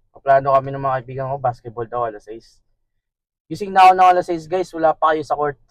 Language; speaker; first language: Filipino; native; Filipino